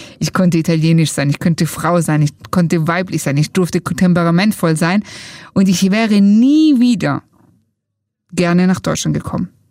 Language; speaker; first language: German; early bilingual, other home language; Italian